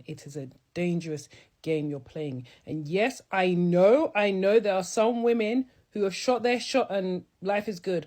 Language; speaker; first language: English; native; English